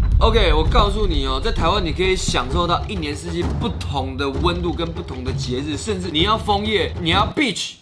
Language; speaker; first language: Chinese; native; Chinese